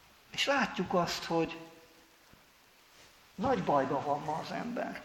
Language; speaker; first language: Hungarian; native; Hungarian